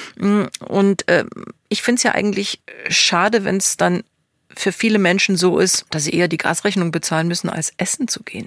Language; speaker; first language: German; native; German